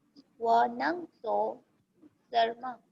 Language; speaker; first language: Chinese; non-native, learner; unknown